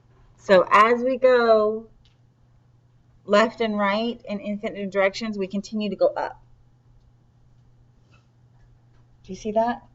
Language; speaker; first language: English; native; English